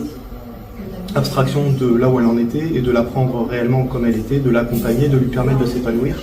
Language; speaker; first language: French; native; French